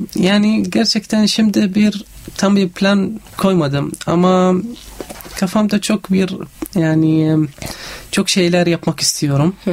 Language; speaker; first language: Turkish; non-native, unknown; Arabic